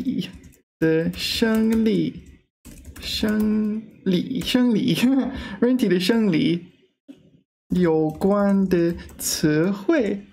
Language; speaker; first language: Chinese; non-native, learner; English